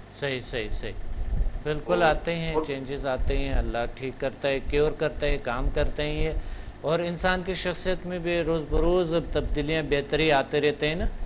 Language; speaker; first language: Urdu; non-native, local second language; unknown